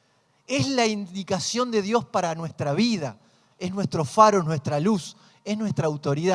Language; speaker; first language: Spanish; native; Spanish